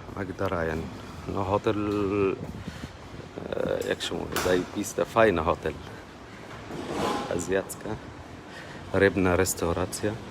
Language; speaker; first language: Polish; non-native, learner; Arabic